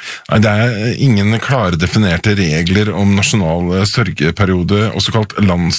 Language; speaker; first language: Norwegian; native; Norwegian